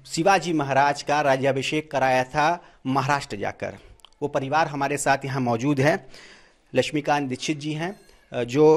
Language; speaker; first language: Hindi; native; Hindi